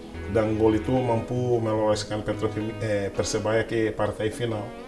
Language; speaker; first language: Indonesian; non-native, fluent; Portuguese